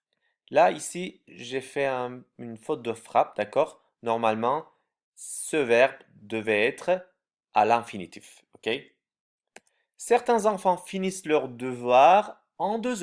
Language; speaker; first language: French; non-native, fluent; Turkish